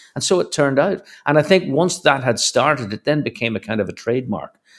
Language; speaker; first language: English; native; English